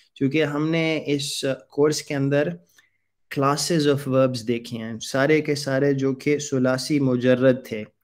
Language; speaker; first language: Urdu; native; Urdu